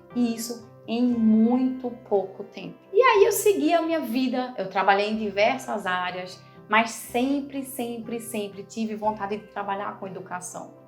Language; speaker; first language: Portuguese; non-native, fluent; German